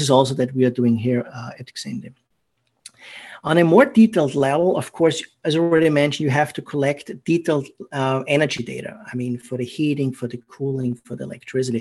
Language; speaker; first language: English; non-native, fluent; German